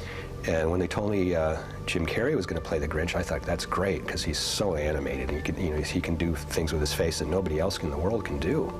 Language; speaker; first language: English; native; English